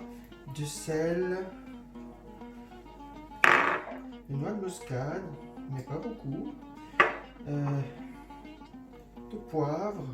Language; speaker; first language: French; non-native, fluent; Arabic